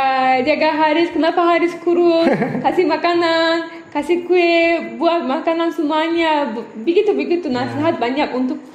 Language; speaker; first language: Indonesian; non-native, learner; Turkish